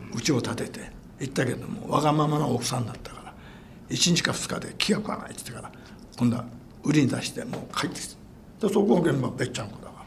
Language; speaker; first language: Japanese; non-native, fluent; English